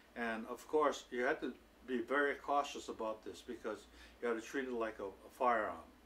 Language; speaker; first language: English; native; English